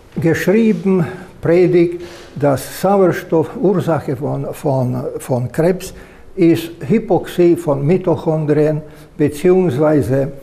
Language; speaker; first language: German; non-native, fluent; Slovak